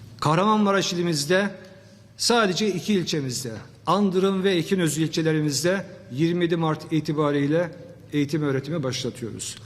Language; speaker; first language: Turkish; native; Turkish